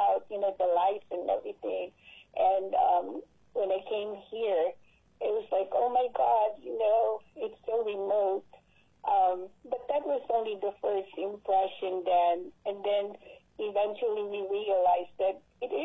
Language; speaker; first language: English; non-native, local second language; Filipino